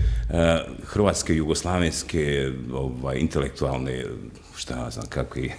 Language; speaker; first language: Croatian; native; Croatian